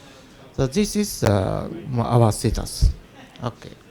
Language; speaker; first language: English; non-native, learner; Japanese